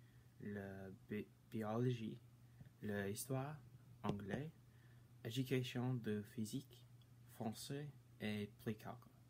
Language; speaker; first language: French; non-native, learner; English